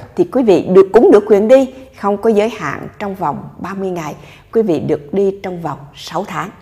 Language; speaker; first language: Vietnamese; native; Vietnamese